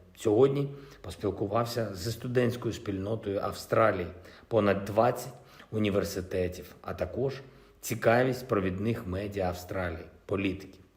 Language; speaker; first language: Ukrainian; non-native, local second language; Russian